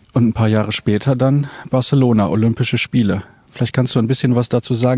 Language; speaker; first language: German; native; German